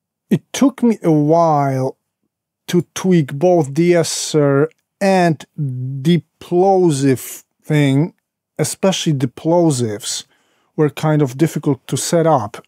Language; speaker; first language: English; non-native, fluent; Polish